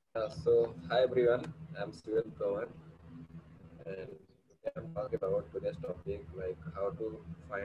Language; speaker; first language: English; non-native, learner; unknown